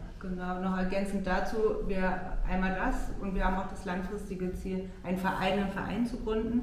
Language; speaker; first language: German; native; German